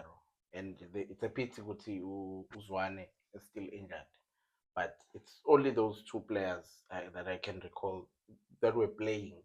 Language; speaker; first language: English; non-native, local second language; Zulu